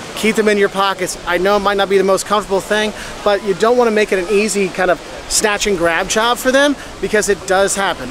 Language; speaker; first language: English; native; English